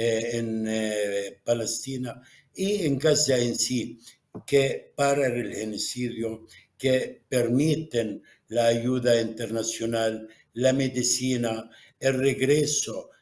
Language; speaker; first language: Spanish; non-native, fluent; Arabic